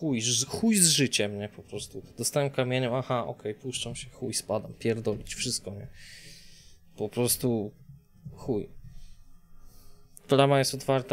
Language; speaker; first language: Polish; native; Polish